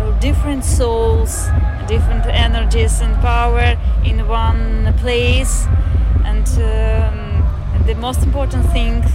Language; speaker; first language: English; non-native, fluent; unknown